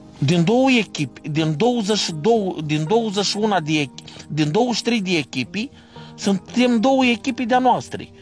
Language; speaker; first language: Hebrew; non-native, fluent; Romanian